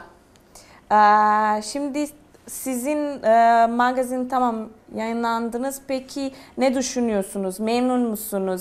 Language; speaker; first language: Turkish; non-native, fluent; Serbian